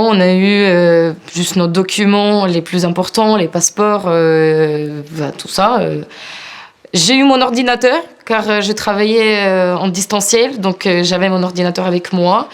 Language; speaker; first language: French; non-native, fluent; Ukrainian